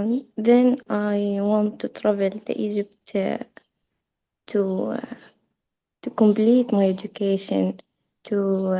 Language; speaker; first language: English; non-native, learner; Arabic